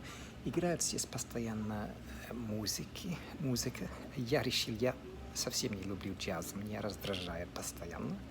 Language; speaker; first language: Russian; non-native, fluent; English